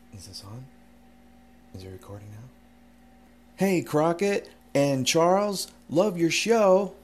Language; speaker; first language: English; native; English